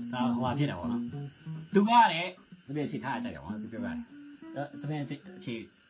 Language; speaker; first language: Burmese; non-native, local second language; Pa'o Karen